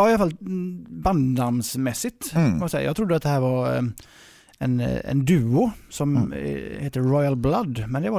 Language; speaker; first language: Swedish; native; Swedish